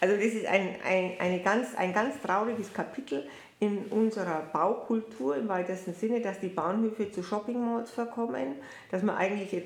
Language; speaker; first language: German; native; German